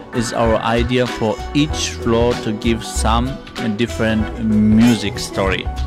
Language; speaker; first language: English; non-native, fluent; Turkish